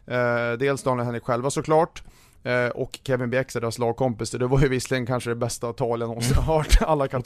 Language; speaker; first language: Swedish; native; Swedish